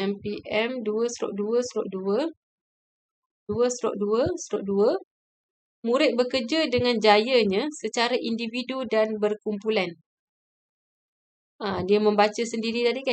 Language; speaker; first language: Malay; native; Malay